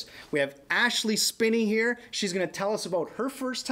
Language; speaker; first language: English; native; English